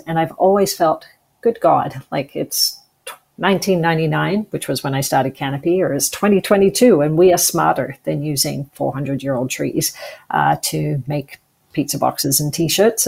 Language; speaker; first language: English; native; English